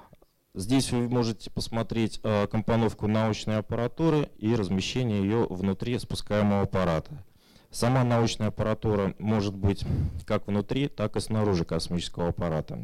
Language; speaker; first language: Russian; native; Russian